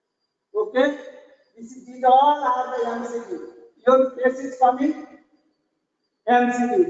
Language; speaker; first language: English; non-native, learner; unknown